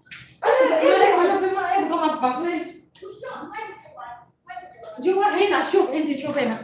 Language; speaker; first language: Arabic; non-native, learner; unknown